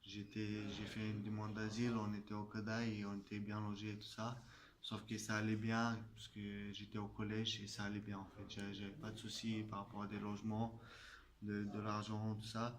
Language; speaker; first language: French; non-native, fluent; Chechen